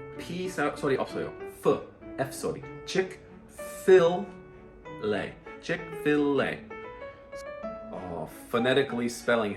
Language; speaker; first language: Korean; non-native, learner; English